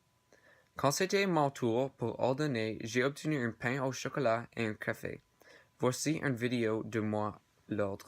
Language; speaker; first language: French; non-native, learner; English